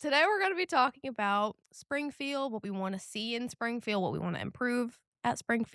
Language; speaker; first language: English; native; English